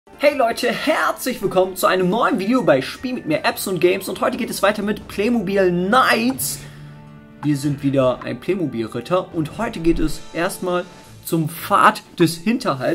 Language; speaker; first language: German; native; German